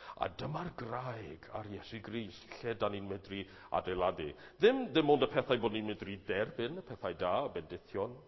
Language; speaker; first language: Welsh; native; Welsh